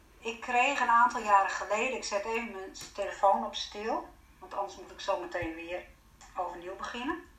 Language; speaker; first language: Dutch; non-native, fluent; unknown